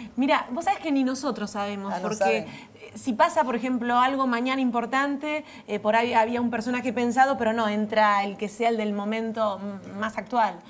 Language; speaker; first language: Spanish; native; Spanish